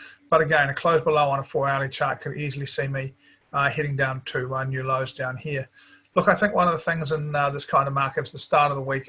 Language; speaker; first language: English; native; English